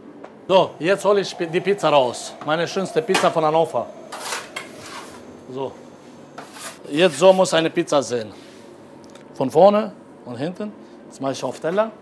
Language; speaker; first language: German; non-native, learner; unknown